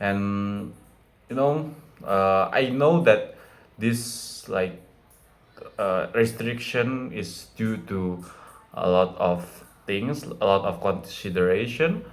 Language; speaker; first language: English; non-native, fluent; Indonesian